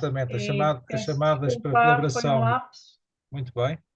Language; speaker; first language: Portuguese; native; Portuguese